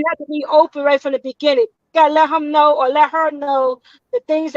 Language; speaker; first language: English; native; English